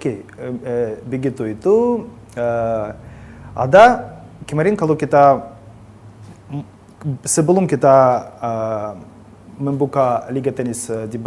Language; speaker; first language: Indonesian; non-native, learner; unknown